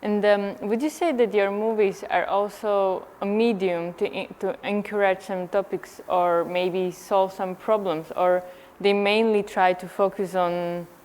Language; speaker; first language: English; non-native, fluent; Slovak